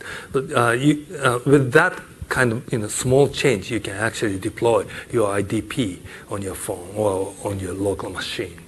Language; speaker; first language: English; non-native, fluent; Japanese